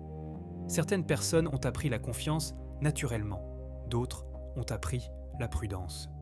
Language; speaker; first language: French; native; French